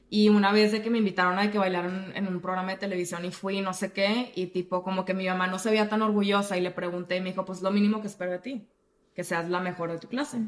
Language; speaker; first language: Spanish; native; Spanish